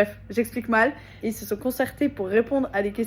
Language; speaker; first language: French; native; French